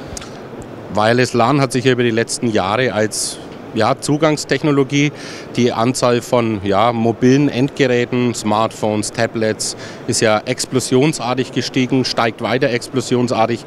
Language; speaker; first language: German; native; German